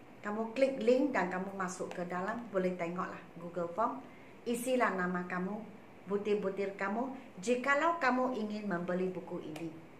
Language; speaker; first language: Malay; non-native, local second language; Chinese